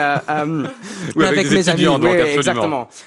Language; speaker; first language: French; native; French